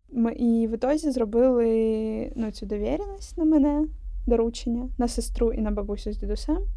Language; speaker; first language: Ukrainian; non-native, local second language; Russian